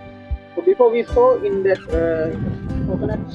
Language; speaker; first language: English; non-native, learner; Sinhala